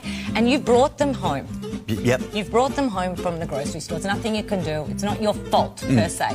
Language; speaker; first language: English; native; English